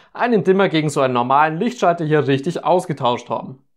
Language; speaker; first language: German; native; German